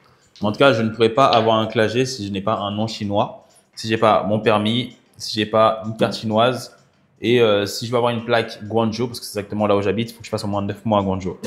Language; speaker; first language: French; native; French